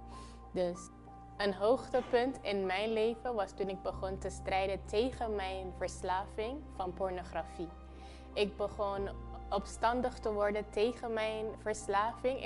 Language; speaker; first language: Dutch; early bilingual, other home language; Papiamento